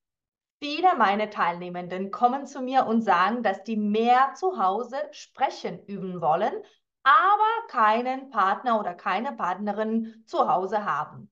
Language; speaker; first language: German; non-native, fluent; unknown